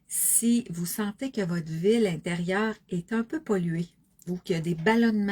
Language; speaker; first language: French; native; French